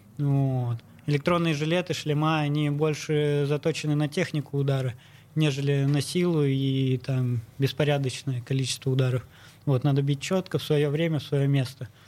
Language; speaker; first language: Russian; native; Russian